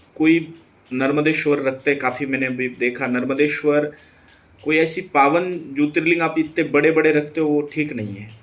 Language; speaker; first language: Hindi; non-native, local second language; Marathi